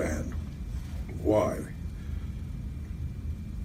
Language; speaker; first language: English; non-native, fluent; Hebrew